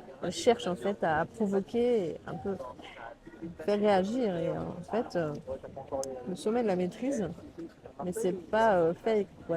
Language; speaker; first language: French; native; French